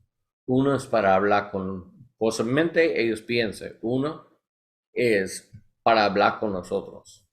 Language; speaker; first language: Spanish; non-native, learner; English